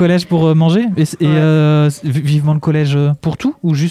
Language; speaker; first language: French; native; French